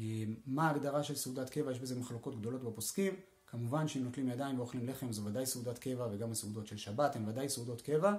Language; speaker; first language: Hebrew; native; Hebrew